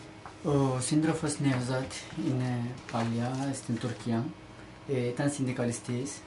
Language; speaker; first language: Greek; non-native, learner; Turkish